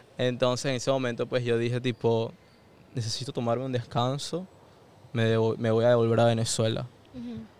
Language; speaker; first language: Spanish; native; Spanish